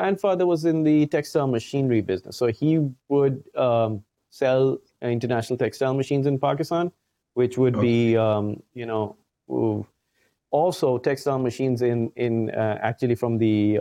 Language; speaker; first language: English; non-native, local second language; Urdu